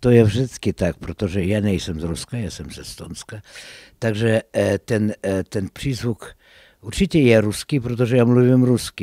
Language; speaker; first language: Czech; non-native, fluent; Russian